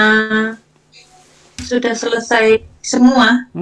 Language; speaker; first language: Korean; non-native, learner; Indonesian